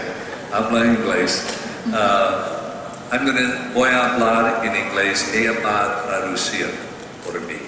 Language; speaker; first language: Spanish; non-native, learner; English